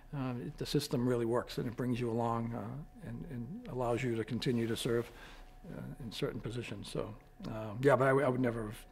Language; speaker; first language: English; native; English